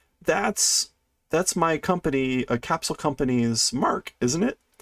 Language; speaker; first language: English; native; English